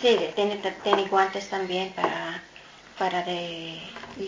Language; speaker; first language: Spanish; non-native, learner; Filipino